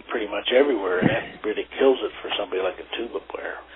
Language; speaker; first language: English; native; English